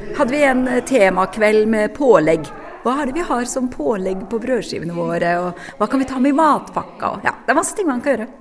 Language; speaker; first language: Norwegian; native; Norwegian